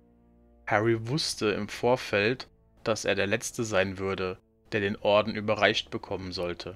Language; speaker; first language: German; native; German